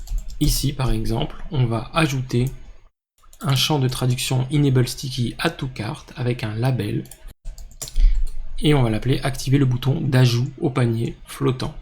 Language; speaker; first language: French; native; French